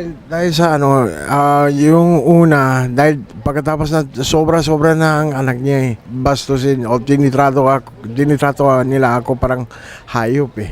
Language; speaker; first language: Filipino; non-native, learner; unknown